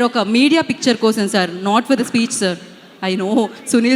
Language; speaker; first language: Telugu; native; Telugu